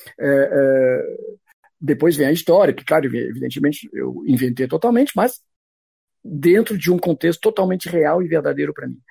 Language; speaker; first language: Portuguese; non-native, fluent; French